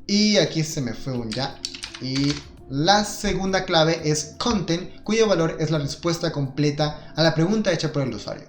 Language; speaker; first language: Spanish; native; Spanish